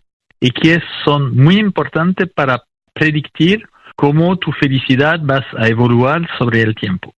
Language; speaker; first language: Spanish; non-native, fluent; French